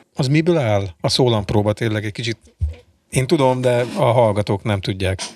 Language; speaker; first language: Hungarian; native; Hungarian